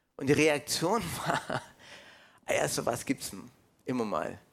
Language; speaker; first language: German; non-native, fluent; English